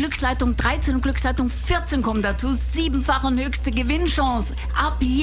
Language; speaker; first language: German; native; German